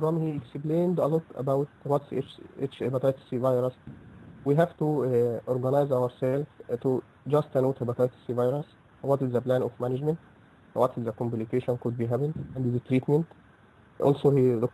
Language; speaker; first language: English; non-native, fluent; Arabic